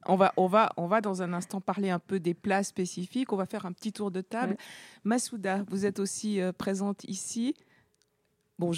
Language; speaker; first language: French; native; French